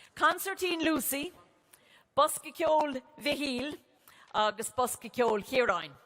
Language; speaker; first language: Irish; native; Irish